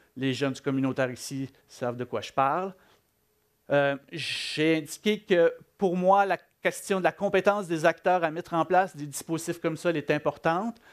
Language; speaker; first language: French; native; French